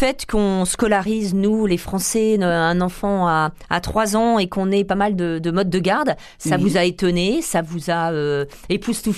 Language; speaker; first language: French; native; French